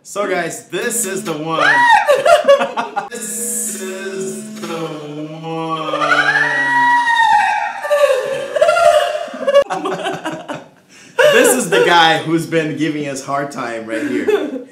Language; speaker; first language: English; non-native, fluent; Portuguese